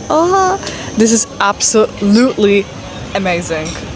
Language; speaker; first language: English; non-native, fluent; Polish